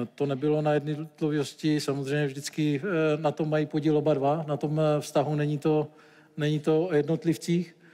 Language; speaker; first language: Czech; native; Czech